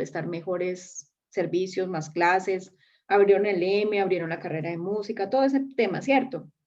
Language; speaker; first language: Spanish; native; Spanish